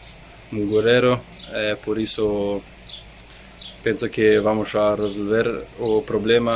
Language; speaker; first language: Portuguese; non-native, learner; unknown